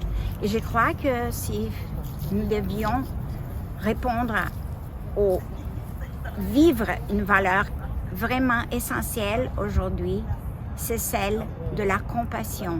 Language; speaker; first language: French; native; French